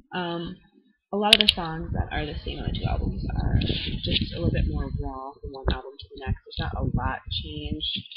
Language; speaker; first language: English; native; English